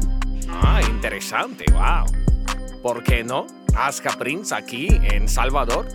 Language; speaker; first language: Spanish; non-native, learner; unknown